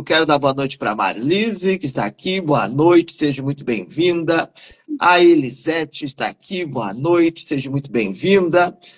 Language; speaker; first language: Portuguese; native; Portuguese